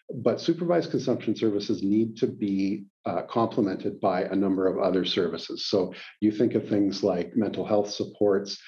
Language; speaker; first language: English; native; English